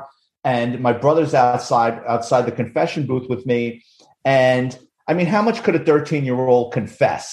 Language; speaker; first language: English; native; English